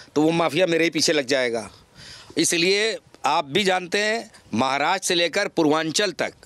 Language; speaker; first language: Hindi; native; Hindi